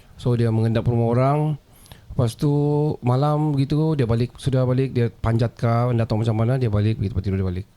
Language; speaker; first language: Malay; native; Malay